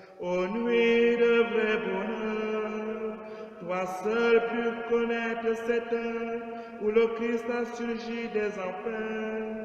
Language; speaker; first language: French; native; French